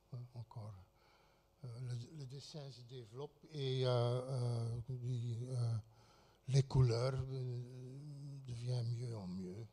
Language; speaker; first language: French; non-native, fluent; Dutch